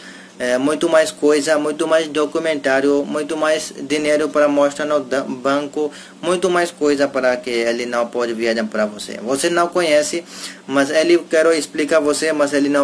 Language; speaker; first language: Portuguese; non-native, learner; Hindi